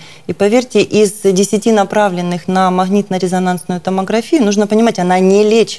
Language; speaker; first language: Russian; native; Russian